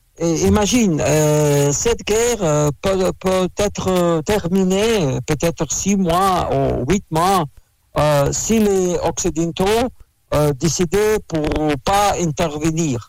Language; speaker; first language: French; non-native, learner; Russian